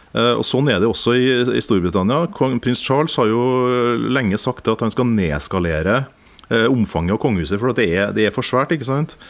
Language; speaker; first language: Norwegian; native; Norwegian